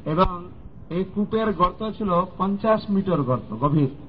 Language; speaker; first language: Bangla; non-native, fluent; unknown